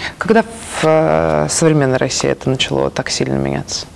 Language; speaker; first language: Russian; native; Russian